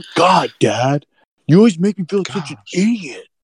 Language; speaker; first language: English; native; English